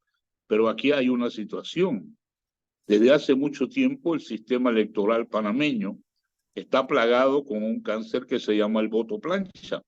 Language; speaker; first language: Spanish; native; Spanish